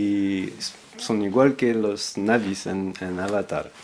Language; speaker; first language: Spanish; non-native, fluent; French